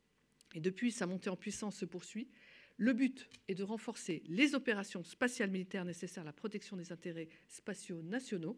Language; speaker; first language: French; native; French